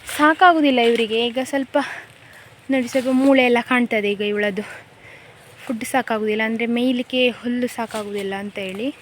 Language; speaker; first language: Kannada; non-native, local second language; Konkani